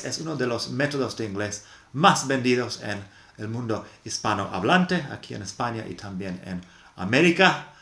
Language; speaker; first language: Spanish; non-native, fluent; English